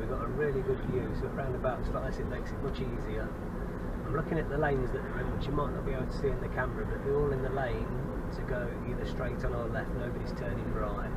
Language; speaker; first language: English; native; English